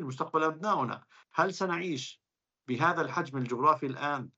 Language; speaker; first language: Arabic; native; Arabic